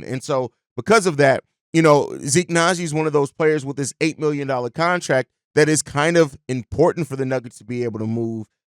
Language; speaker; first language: English; native; English